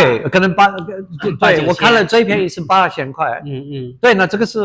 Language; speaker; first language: Chinese; non-native, fluent; English